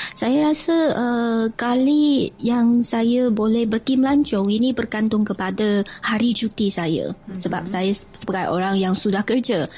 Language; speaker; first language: Malay; non-native, fluent; Chinese